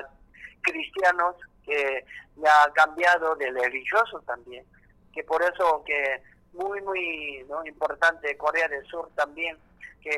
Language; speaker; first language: Spanish; non-native, learner; Korean